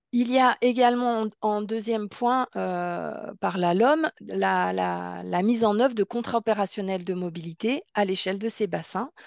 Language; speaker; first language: French; native; French